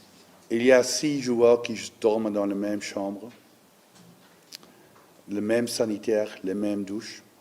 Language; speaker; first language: French; non-native, learner; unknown